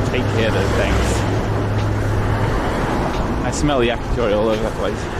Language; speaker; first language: English; native; English